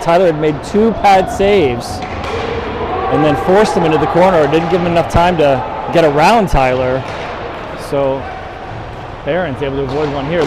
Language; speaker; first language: English; native; English